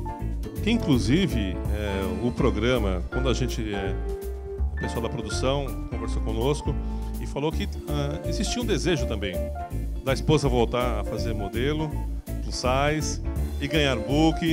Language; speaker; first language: Portuguese; native; Portuguese